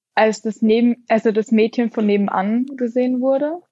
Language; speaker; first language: German; native; German